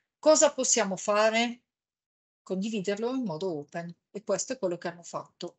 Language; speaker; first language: Italian; native; Italian